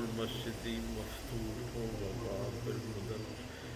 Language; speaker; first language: Arabic; non-native, learner; Urdu